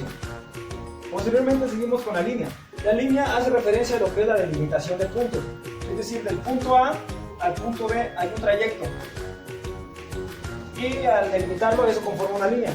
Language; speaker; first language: Spanish; native; Spanish